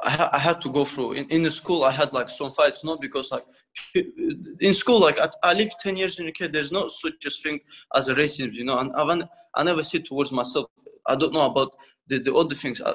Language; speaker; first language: English; non-native, fluent; Russian